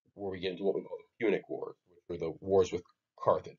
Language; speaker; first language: English; native; English